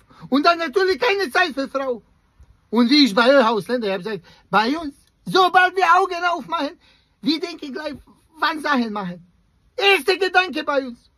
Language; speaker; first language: German; non-native, learner; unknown